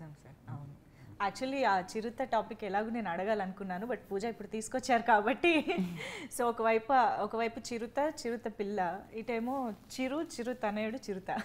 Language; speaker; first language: Telugu; native; Telugu